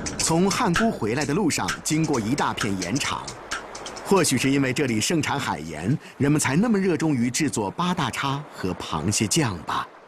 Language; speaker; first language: Chinese; native; Chinese